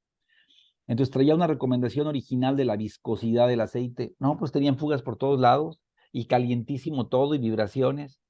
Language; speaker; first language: Spanish; native; Spanish